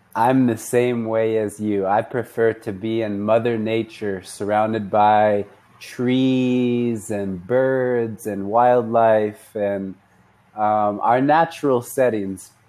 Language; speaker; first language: English; native; English